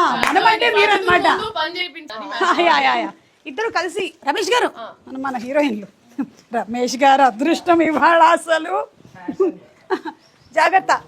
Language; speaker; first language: Telugu; native; Telugu